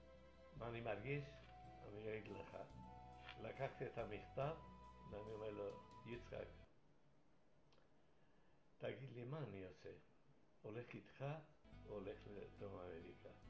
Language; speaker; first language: Hebrew; non-native, fluent; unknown